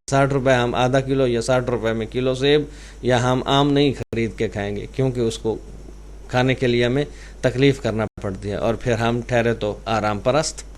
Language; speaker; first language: Urdu; non-native, local second language; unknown